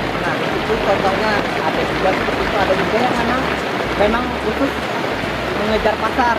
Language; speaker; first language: Indonesian; native; Indonesian